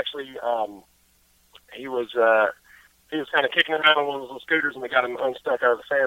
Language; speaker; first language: English; native; English